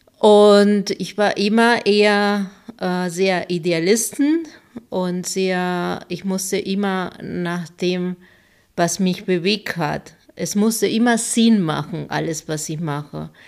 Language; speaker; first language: German; non-native, fluent; Spanish